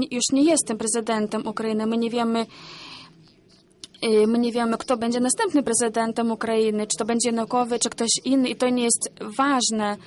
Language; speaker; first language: Polish; non-native, learner; Ukrainian